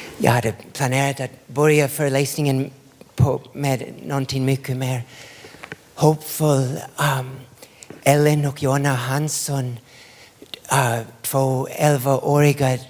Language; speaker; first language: Swedish; non-native, fluent; English